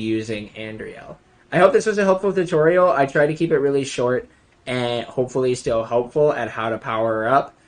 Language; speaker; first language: English; native; English